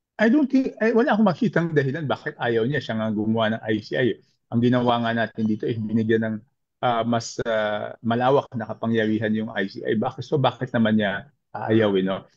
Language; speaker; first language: Filipino; native; Filipino